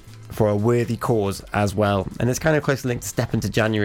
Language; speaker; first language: English; native; English